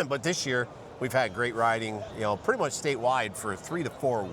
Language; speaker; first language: English; native; English